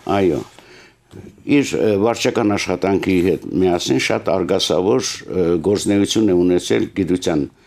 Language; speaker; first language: Armenian; native; Armenian